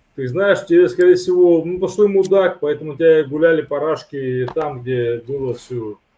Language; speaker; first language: Russian; native; Russian